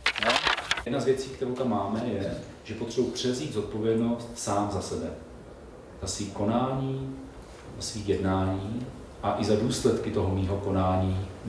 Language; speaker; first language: Czech; native; Czech